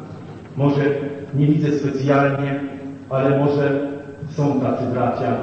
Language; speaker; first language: Polish; native; Polish